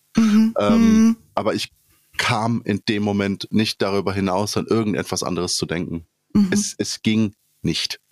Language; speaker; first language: German; early bilingual, other home language; Polish